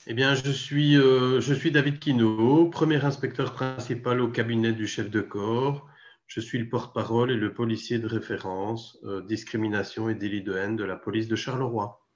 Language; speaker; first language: French; native; French